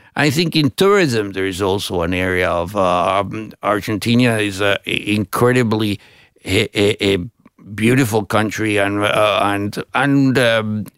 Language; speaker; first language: English; non-native, fluent; Spanish